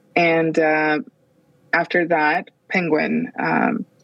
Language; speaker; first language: English; non-native, fluent; Spanish